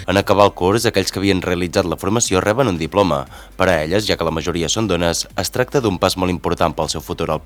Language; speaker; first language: Catalan; native; Catalan